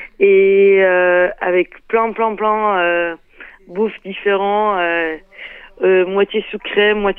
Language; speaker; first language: French; non-native, fluent; Hebrew